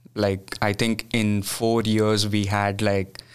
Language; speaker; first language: English; non-native, local second language; Kannada